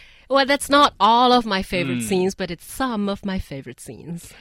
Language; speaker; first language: English; non-native, fluent; Chinese